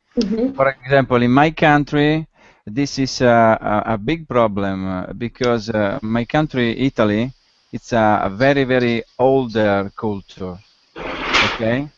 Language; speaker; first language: English; non-native, learner; Italian